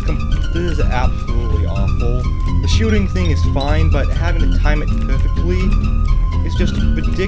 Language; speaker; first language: English; native; English